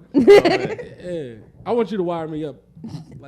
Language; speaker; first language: English; native; English